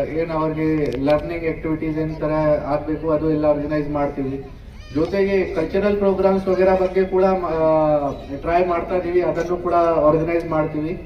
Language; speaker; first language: Kannada; non-native, local second language; Hindi